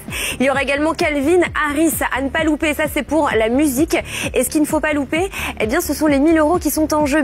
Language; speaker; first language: French; native; French